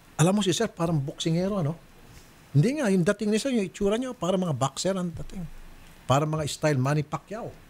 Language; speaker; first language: Filipino; native; Filipino